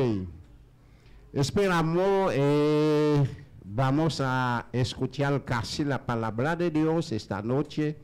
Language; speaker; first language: Spanish; non-native, learner; Haitian Creole